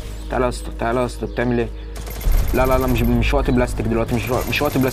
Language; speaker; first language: Arabic; native; Arabic